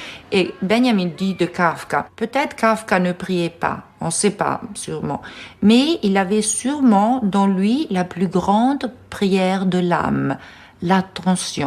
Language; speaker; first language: French; non-native, fluent; Italian